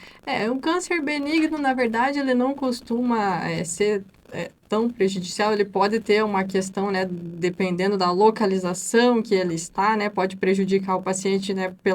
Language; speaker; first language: Portuguese; native; Portuguese